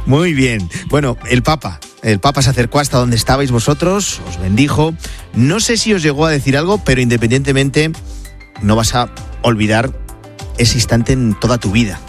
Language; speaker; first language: Spanish; native; Spanish